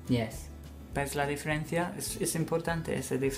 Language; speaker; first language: Spanish; non-native, fluent; English